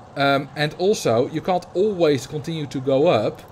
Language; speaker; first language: English; non-native, fluent; Dutch